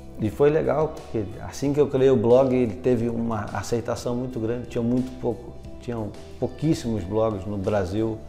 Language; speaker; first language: Portuguese; native; Portuguese